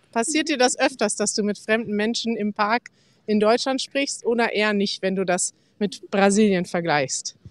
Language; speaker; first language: German; native; German